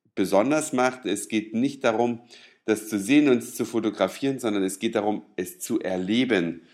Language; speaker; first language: German; native; German